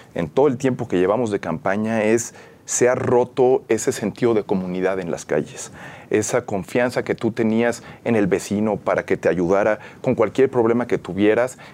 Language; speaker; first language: Spanish; native; Spanish